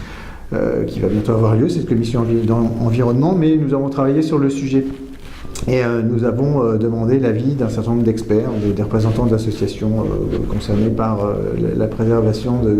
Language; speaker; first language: French; native; French